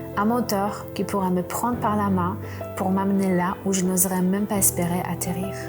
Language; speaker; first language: French; non-native, fluent; Polish